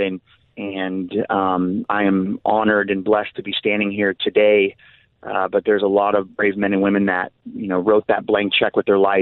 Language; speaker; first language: English; native; English